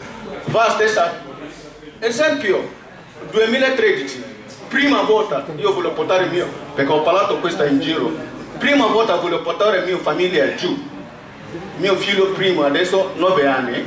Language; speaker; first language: Italian; non-native, learner; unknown